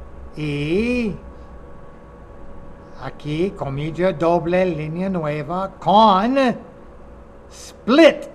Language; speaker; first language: Spanish; non-native, fluent; English